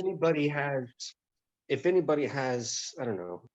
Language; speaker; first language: English; native; English